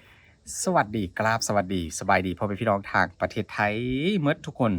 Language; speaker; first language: Thai; non-native, local second language; Northeastern Thai